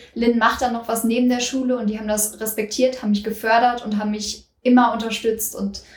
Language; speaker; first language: German; native; German